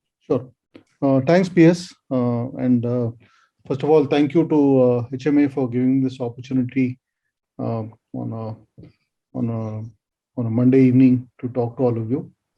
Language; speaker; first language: English; non-native, local second language; Telugu